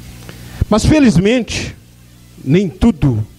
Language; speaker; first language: Portuguese; native; Portuguese